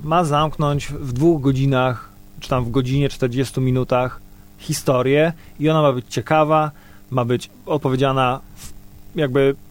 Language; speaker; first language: Polish; native; Polish